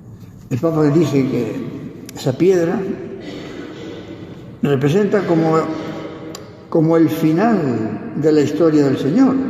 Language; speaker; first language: Spanish; native; Spanish